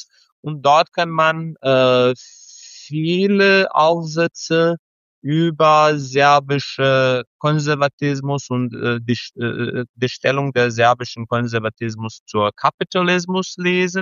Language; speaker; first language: German; non-native, fluent; Serbian